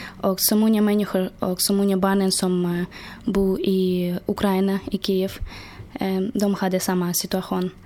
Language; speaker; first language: Swedish; non-native, learner; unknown